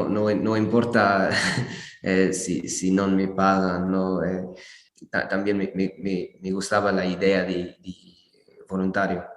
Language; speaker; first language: Spanish; non-native, learner; English